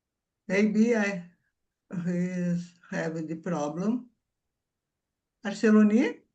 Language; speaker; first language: English; non-native, learner; Portuguese